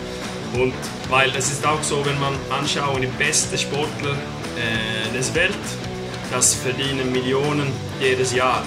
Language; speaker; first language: German; non-native, learner; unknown